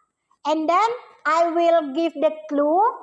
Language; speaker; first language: English; non-native, learner; Indonesian